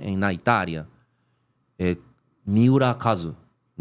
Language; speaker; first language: Portuguese; non-native, learner; Japanese